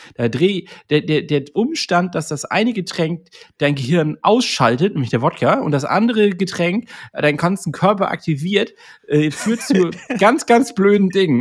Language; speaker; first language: German; native; German